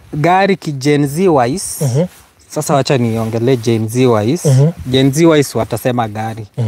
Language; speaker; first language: Swahili; non-native, local second language; Luo (Kenya and Tanzania)